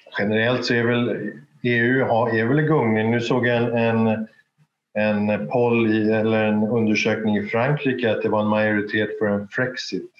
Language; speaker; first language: Swedish; native; Swedish